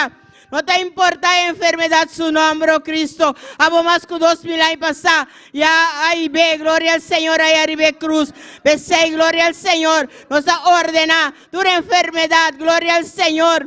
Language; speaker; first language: Spanish; non-native, learner; Papiamento